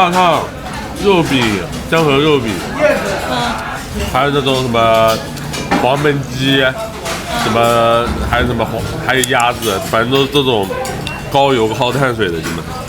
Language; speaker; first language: Chinese; native; Chinese